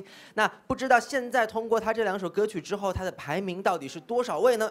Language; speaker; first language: Chinese; native; Chinese